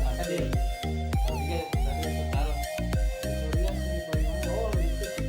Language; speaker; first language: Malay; non-native, local second language; Sundanese